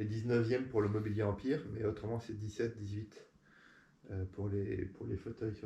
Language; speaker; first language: French; native; French